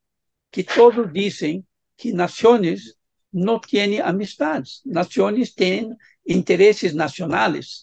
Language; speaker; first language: Spanish; non-native, fluent; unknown